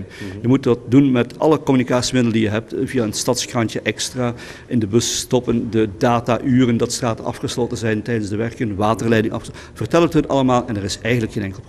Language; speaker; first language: Dutch; native; Dutch